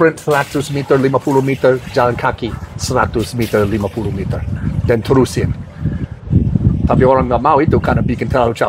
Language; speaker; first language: Indonesian; non-native, fluent; English